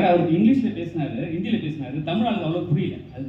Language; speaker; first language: Tamil; native; Tamil